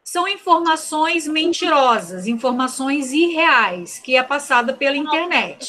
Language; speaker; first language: Portuguese; native; Portuguese